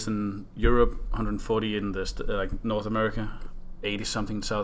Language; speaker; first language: English; non-native, fluent; Danish